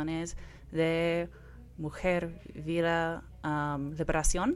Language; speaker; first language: Spanish; non-native, fluent; English